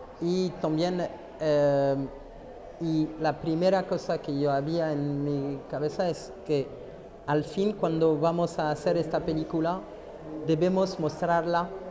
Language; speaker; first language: Spanish; non-native, fluent; French